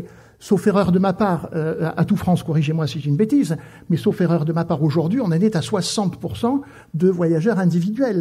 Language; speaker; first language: French; native; French